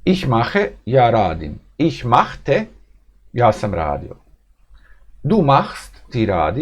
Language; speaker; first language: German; non-native, fluent; Bosnian